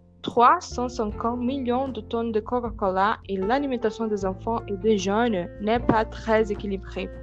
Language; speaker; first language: French; non-native, learner; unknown